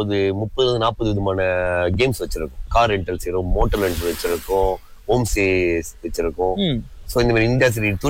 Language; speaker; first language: Tamil; early bilingual, heritage; Tamil